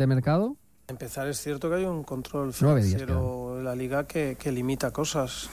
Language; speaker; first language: Spanish; native; Spanish